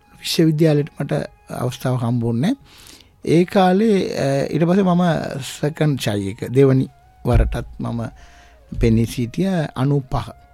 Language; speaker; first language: Sinhala; non-native, local second language; Tamil